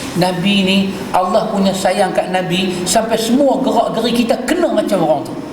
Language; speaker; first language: Malay; native; Malay